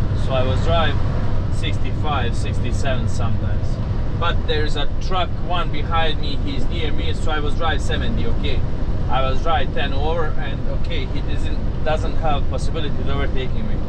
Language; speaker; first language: English; non-native, learner; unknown